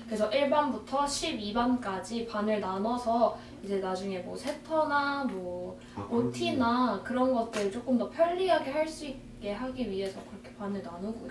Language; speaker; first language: Korean; native; Korean